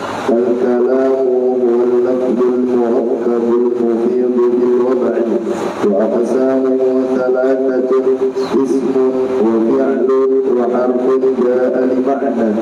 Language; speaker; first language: Arabic; non-native, learner; Indonesian